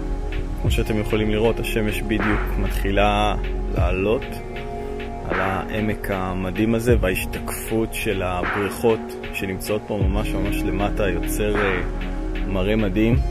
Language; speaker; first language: Hebrew; native; Hebrew